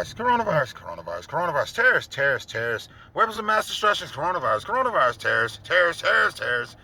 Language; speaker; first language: English; native; English